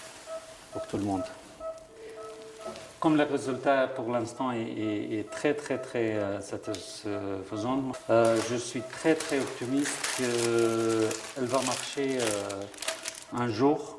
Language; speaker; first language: French; non-native, fluent; Persian